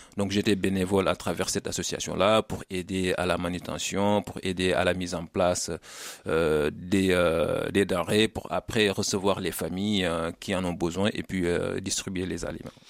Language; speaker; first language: French; non-native, local second language; Wolof